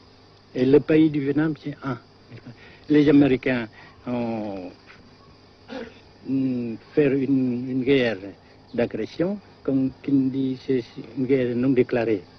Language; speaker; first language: French; non-native, fluent; Vietnamese